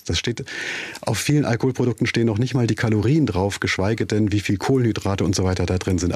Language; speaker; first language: German; native; German